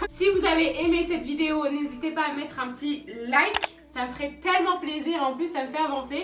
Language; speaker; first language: French; native; French